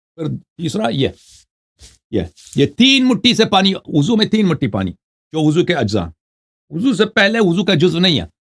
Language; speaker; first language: Urdu; non-native, fluent; Persian